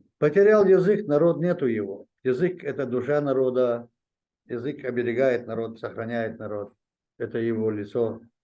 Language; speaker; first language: Russian; non-native, local second language; Chechen